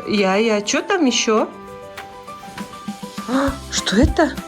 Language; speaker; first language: Russian; non-native, local second language; Kazakh